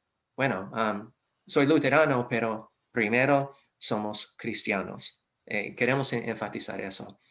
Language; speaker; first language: Spanish; non-native, fluent; English